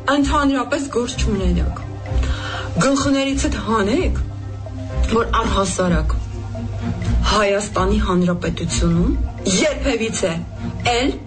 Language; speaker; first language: Armenian; native; Armenian